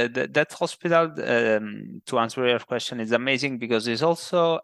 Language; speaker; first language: English; non-native, fluent; Italian